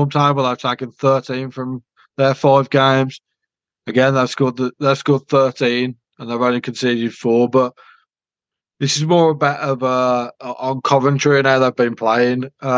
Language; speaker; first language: English; native; English